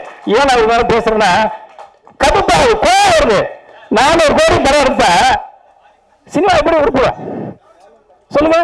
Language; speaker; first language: Tamil; native; Tamil